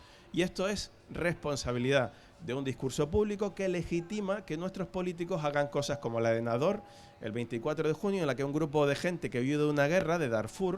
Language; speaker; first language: Spanish; native; Spanish